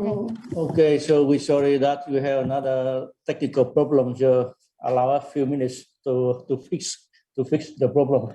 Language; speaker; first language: English; non-native, fluent; Vietnamese